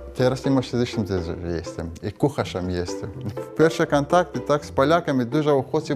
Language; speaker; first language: Polish; non-native, learner; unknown